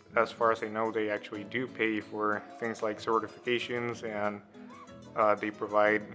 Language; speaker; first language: English; non-native, fluent; Spanish